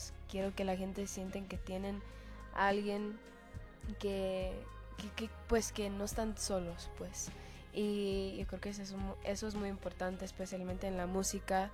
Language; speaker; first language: Spanish; early bilingual, heritage; Spanish